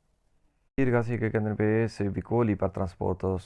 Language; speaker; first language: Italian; non-native, learner; Punjabi